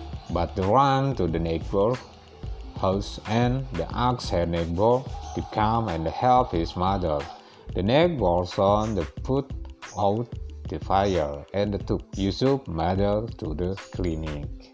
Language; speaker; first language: English; non-native, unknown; Indonesian